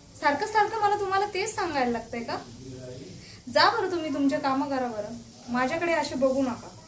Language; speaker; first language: Marathi; non-native, local second language; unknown